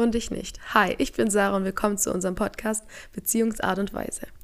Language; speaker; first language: German; native; German